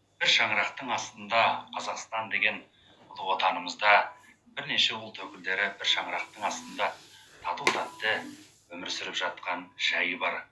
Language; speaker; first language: Kazakh; native; Kazakh